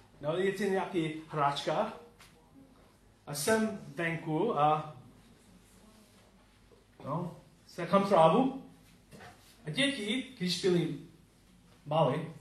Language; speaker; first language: Czech; non-native, learner; English